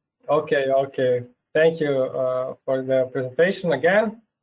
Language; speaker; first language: English; non-native, fluent; Slovenian